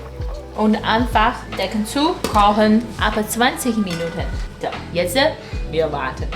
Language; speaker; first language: German; non-native, learner; Chinese